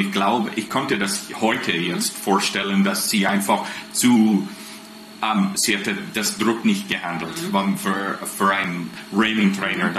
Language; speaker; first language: German; non-native, fluent; English